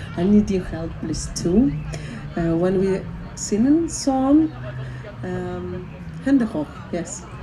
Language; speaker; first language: Ukrainian; native; Ukrainian